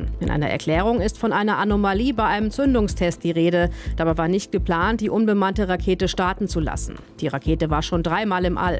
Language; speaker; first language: German; native; German